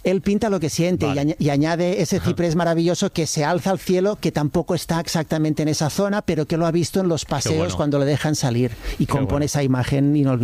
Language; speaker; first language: Spanish; native; Spanish